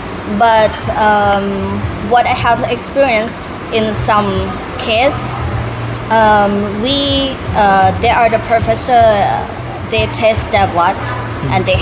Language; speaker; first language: English; non-native, learner; Thai